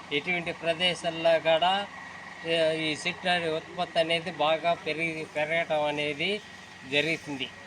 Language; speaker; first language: Telugu; native; Telugu